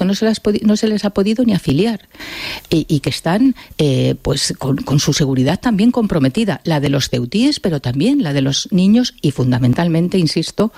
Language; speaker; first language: Spanish; native; Spanish